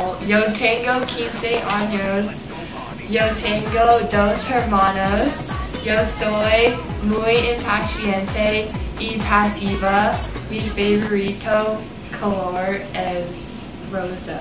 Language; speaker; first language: Spanish; non-native, learner; English